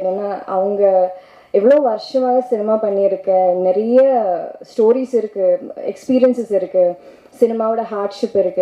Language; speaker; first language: Tamil; non-native, learner; Malayalam